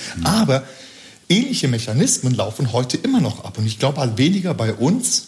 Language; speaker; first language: German; early bilingual, other home language; Turkish